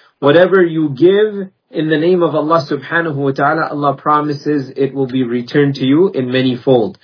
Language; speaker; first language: English; native; English